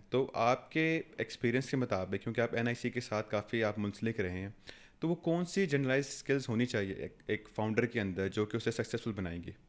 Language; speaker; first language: Urdu; native; Urdu